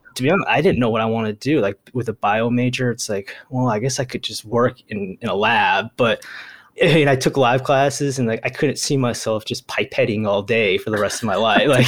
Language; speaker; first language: English; early bilingual, other home language; Japanese